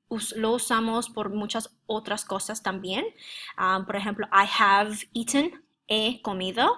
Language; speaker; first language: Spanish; non-native, fluent; English